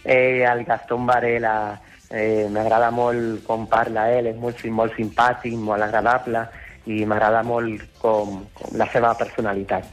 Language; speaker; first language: Catalan; non-native, learner; Spanish